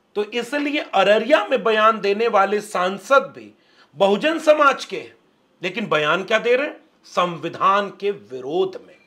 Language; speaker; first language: Hindi; native; Hindi